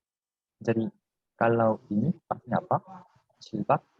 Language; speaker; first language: Indonesian; non-native, fluent; Korean